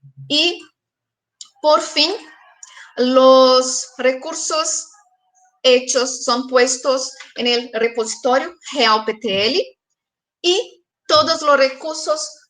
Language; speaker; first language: Spanish; non-native, fluent; Portuguese